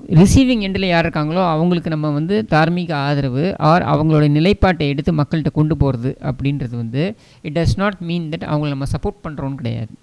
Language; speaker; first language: Tamil; native; Tamil